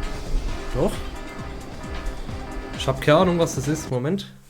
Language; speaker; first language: German; native; German